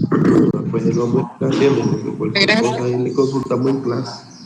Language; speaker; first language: Spanish; native; Spanish